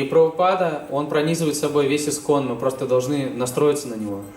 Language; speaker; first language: Russian; native; Russian